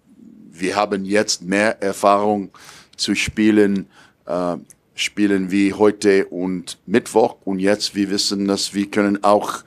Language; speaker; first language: German; non-native, learner; English